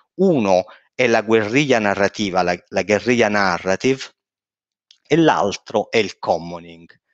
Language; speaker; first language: Italian; native; Italian